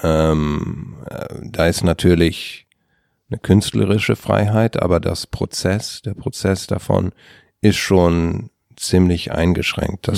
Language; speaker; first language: German; non-native, fluent; English